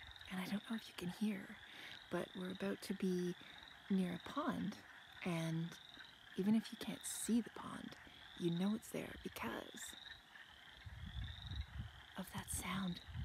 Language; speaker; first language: English; native; English